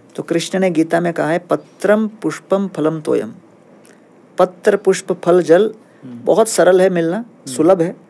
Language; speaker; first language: Hindi; non-native, local second language; Malayalam